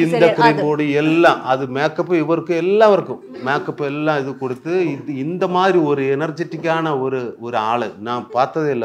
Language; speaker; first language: Tamil; non-native, learner; Malayalam